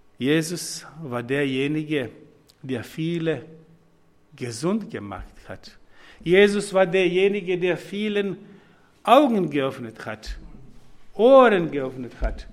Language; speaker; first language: German; non-native, fluent; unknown